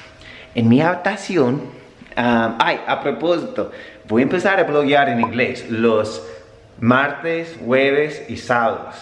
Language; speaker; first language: Spanish; native; Spanish